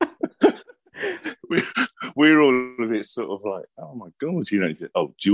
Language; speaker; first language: English; native; English